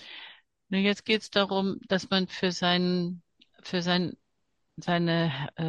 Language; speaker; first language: German; native; German